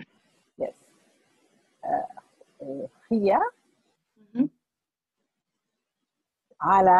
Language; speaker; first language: Arabic; non-native, learner; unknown